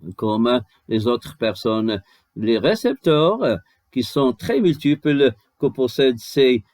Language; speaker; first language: French; non-native, local second language; Arabic